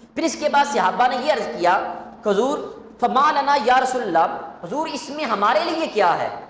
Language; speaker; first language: Urdu; non-native, local second language; Punjabi